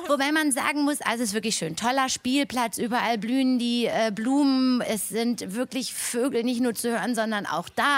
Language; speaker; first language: German; native; German